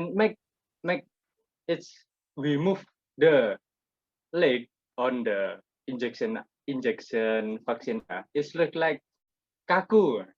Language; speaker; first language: English; non-native, learner; Indonesian